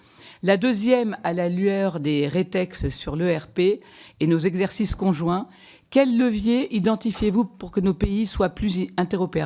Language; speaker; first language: French; native; French